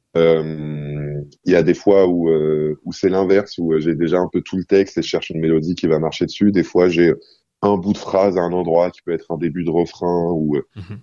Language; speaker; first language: French; non-native, fluent; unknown